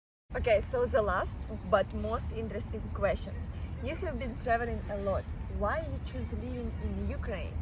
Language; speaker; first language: English; non-native, fluent; Ukrainian